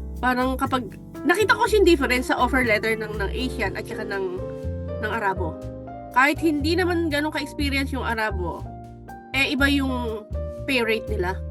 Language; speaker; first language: Filipino; native; Filipino